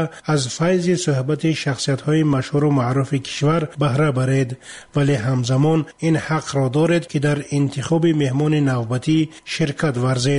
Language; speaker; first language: Tajik; native; Tajik